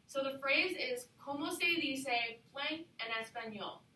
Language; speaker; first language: Spanish; non-native, fluent; English